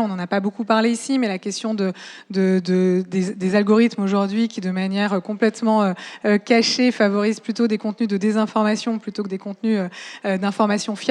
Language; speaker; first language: French; native; French